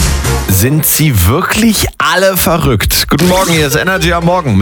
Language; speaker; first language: German; native; German